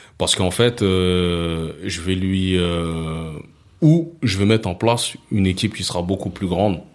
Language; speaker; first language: French; early bilingual, other home language; Lingala